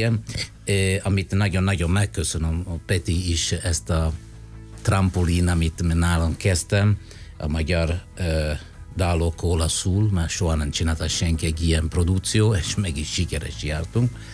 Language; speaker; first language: Hungarian; non-native, fluent; Italian